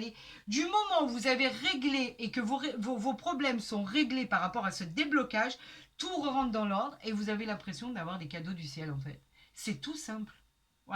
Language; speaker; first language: French; native; French